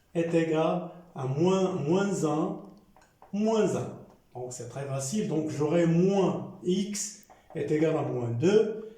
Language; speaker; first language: French; non-native, local second language; Arabic